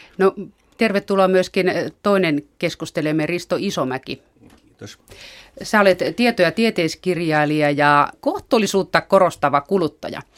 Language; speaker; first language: Finnish; native; Finnish